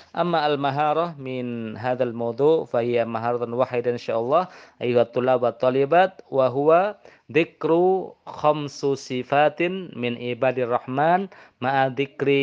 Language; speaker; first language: Arabic; non-native, fluent; Indonesian